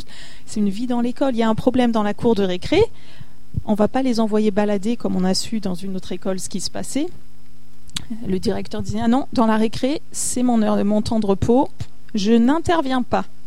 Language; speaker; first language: French; native; French